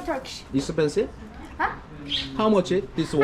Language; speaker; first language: English; non-native, learner; Korean